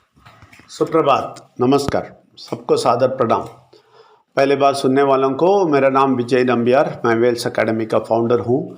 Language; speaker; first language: Hindi; non-native, local second language; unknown